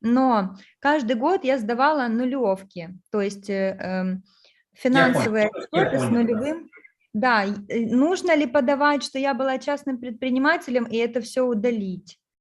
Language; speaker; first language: Russian; native; Russian